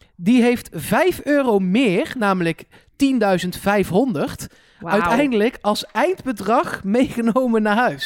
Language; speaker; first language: Dutch; native; Dutch